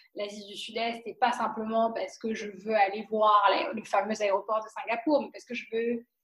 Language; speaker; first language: French; native; French